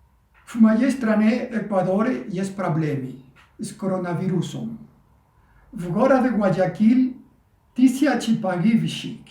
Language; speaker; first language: Russian; non-native, fluent; Spanish